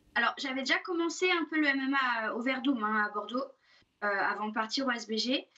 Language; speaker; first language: French; native; French